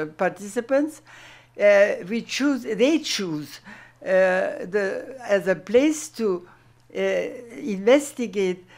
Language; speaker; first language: English; non-native, fluent; German